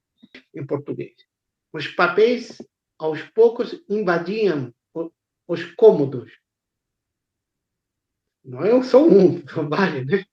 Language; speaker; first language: Portuguese; non-native, fluent; Spanish